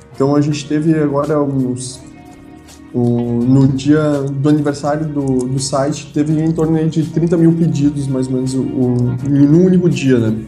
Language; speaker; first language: Portuguese; native; Portuguese